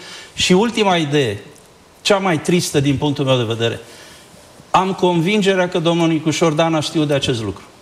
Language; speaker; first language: Romanian; native; Romanian